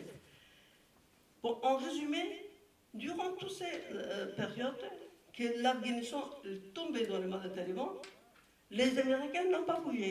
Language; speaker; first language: French; non-native, fluent; Persian